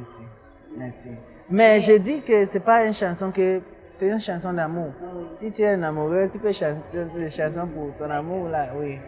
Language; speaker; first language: French; non-native, local second language; English